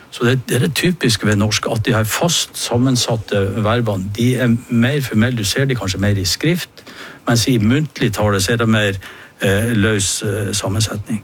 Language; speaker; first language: Norwegian; native; Norwegian